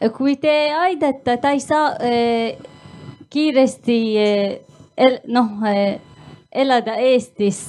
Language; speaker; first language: Estonian; non-native, learner; Arabic